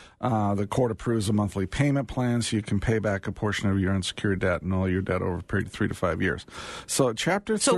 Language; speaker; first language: English; native; English